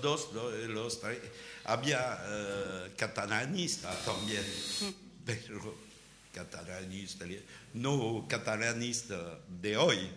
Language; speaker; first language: Spanish; non-native, learner; French